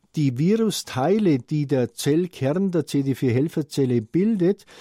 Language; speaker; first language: German; native; German